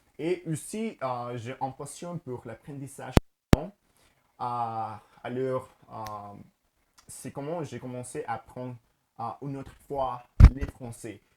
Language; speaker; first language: French; non-native, learner; Spanish